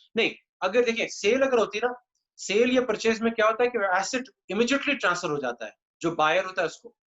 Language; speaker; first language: Urdu; native; Urdu